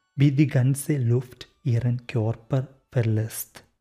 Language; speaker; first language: German; non-native, learner; Malayalam